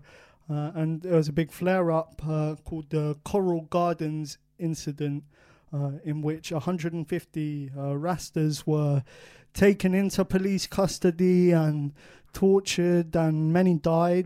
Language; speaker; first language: English; native; English